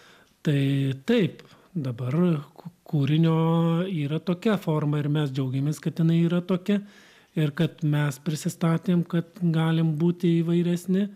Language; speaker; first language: Lithuanian; native; Lithuanian